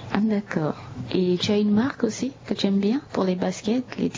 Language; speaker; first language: French; native; French